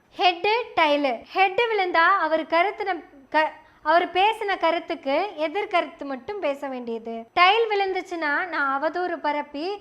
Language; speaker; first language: Tamil; native; Tamil